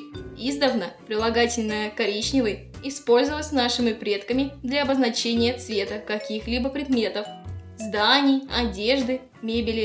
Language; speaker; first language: Russian; native; Russian